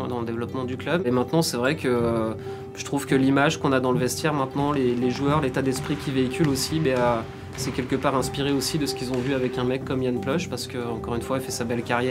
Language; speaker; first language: French; native; French